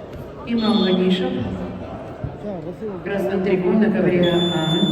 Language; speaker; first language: Russian; native; Russian